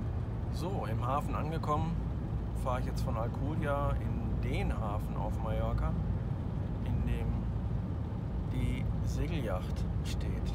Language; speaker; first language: German; native; German